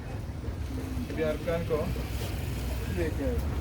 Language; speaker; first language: Hindi; non-native, local second language; Malayalam